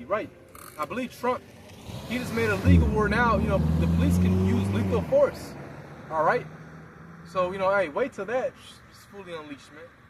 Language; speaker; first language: English; native; English